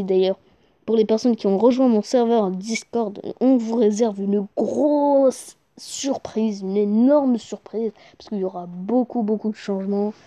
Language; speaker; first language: French; native; French